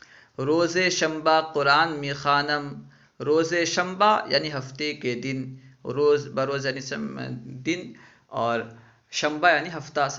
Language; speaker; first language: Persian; non-native, fluent; Urdu